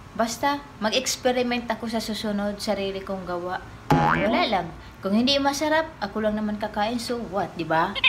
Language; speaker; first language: Filipino; non-native, local second language; Cebuano